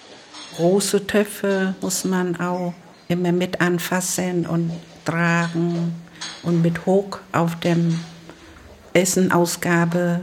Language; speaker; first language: German; non-native, learner; Vietnamese